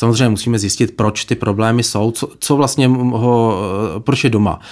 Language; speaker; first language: Czech; native; Czech